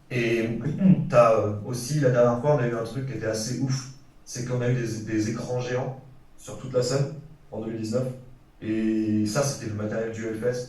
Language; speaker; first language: French; native; French